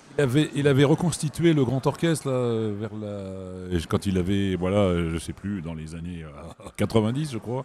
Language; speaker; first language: French; native; French